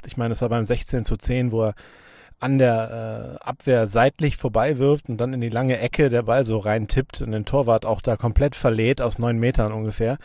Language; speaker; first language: German; native; German